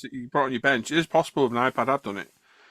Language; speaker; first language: English; native; English